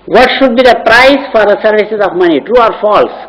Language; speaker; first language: English; non-native, local second language; Urdu